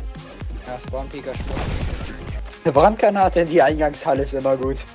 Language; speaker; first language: German; native; German